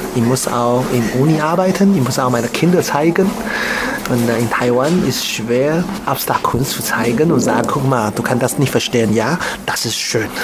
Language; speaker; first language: German; non-native, learner; Chinese